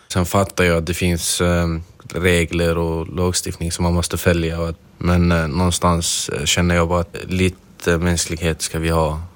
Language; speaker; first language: Swedish; non-native, fluent; Arabic